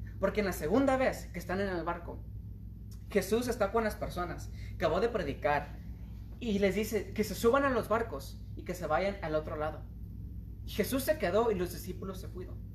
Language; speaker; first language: Spanish; early bilingual, heritage; Spanish